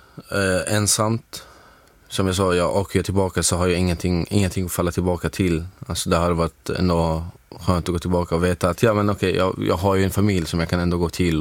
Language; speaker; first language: Swedish; non-native, fluent; Arabic